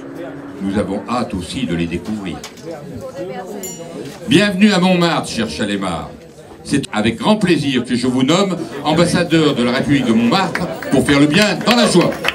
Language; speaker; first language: French; native; French